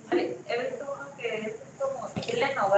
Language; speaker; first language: Spanish; native; Spanish